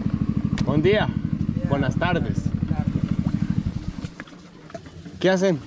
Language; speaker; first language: Spanish; non-native, learner; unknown